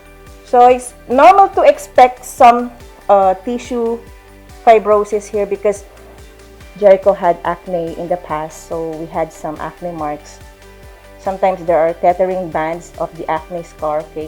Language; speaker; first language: English; non-native, local second language; Filipino